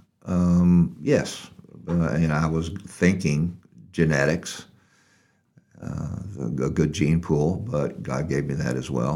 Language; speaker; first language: English; native; English